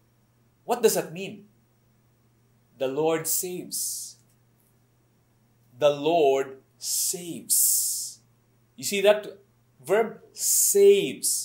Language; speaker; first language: English; non-native, local second language; Cebuano